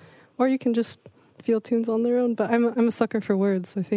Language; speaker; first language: English; native; English